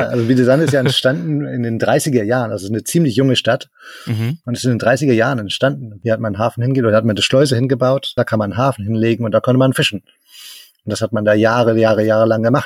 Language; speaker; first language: German; native; German